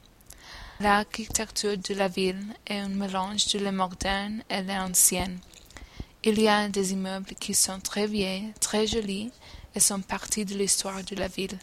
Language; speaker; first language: French; non-native, learner; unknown